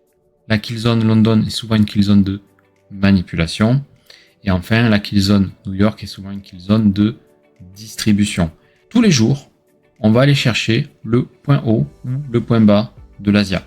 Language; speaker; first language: French; native; French